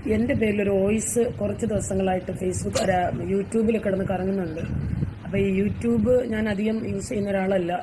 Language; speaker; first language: Malayalam; native; Malayalam